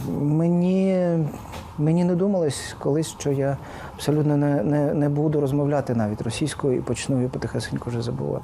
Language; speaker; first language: Ukrainian; non-native, local second language; Russian